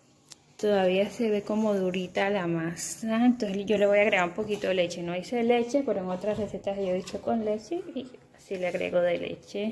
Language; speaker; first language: Spanish; native; Spanish